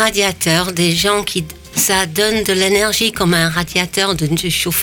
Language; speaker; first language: French; non-native, fluent; English